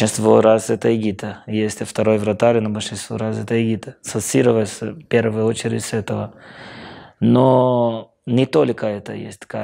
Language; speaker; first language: Russian; non-native, fluent; Portuguese